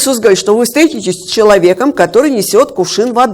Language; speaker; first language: Russian; native; Russian